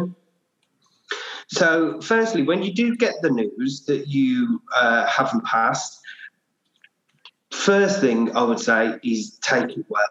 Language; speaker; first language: English; native; English